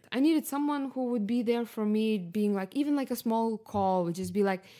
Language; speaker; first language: English; non-native, fluent; Lithuanian